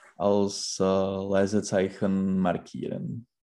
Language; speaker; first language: German; non-native, learner; Czech